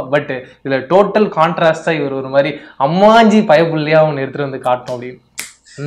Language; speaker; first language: Tamil; native; Tamil